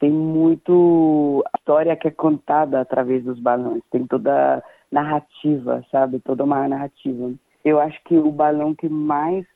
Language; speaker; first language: Portuguese; non-native, fluent; Danish